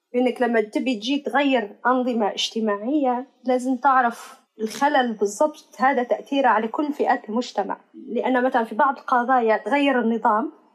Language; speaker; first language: Arabic; native; Arabic